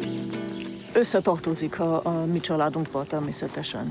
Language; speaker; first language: Hungarian; early bilingual, heritage; Hungarian